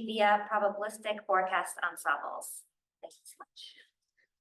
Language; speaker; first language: English; native; English